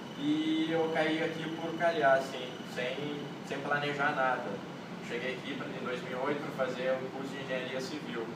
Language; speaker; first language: Portuguese; non-native, local second language; Kabuverdianu